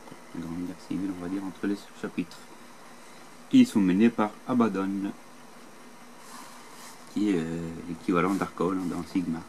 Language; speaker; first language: French; native; French